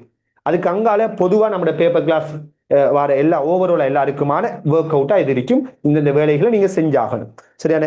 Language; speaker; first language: Tamil; native; Tamil